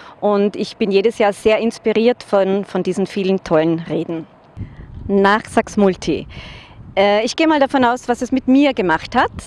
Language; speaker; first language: German; native; German